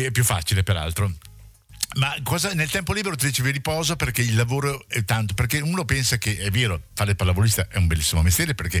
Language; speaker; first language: Italian; native; Italian